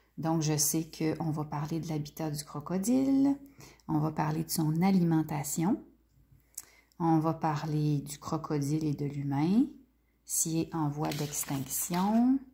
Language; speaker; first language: French; native; French